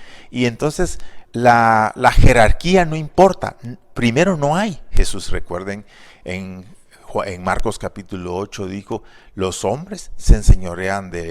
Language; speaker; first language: Spanish; native; Spanish